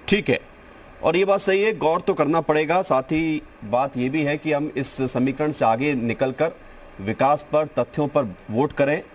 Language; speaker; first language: Hindi; native; Hindi